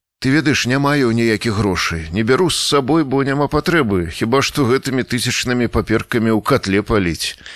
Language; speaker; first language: Belarusian; native; Belarusian